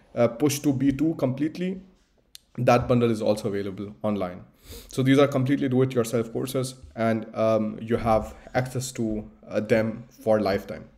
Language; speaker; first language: English; non-native, local second language; Hindi